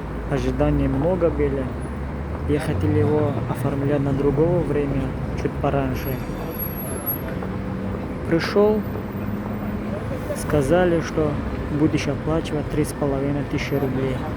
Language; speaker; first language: Russian; non-native, learner; Tajik